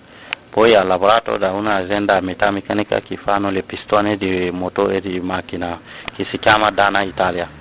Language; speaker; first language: Italian; non-native, learner; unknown